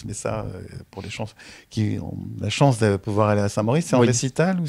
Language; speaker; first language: French; native; French